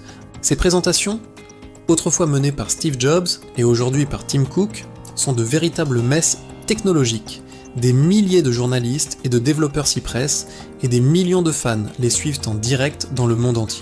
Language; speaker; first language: French; native; French